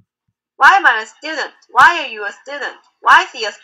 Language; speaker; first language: English; non-native, learner; Korean